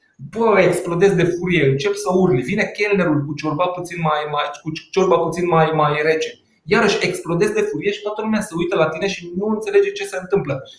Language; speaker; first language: Romanian; non-native, local second language; Hungarian